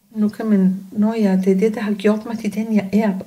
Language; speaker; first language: Danish; non-native, fluent; Hebrew